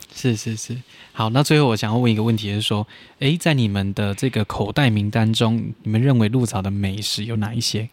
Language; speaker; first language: Chinese; native; Chinese